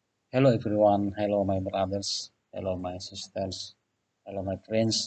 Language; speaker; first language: English; non-native, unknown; Indonesian